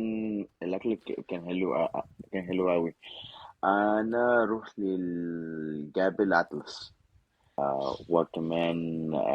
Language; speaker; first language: Arabic; non-native, learner; Spanish